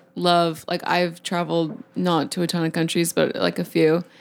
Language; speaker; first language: English; native; English